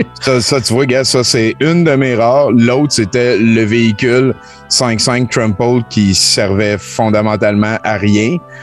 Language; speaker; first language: French; native; French